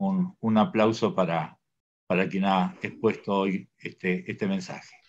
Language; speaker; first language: Spanish; native; Spanish